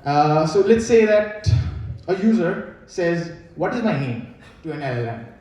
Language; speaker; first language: English; non-native, local second language; Nepali